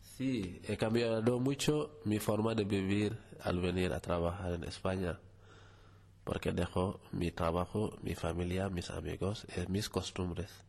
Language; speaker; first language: Spanish; non-native, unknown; Wolof